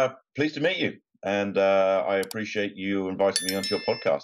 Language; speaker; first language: English; native; English